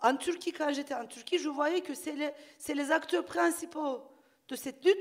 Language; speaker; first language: French; non-native, fluent; Turkish